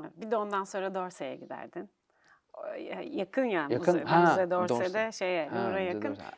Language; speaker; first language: Turkish; native; Turkish